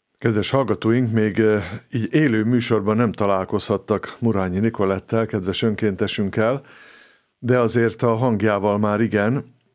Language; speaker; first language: Hungarian; native; Hungarian